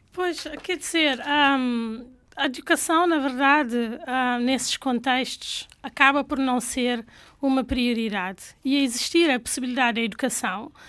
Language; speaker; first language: Portuguese; non-native, local second language; Fula